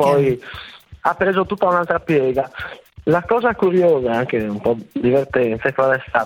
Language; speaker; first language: Italian; native; Italian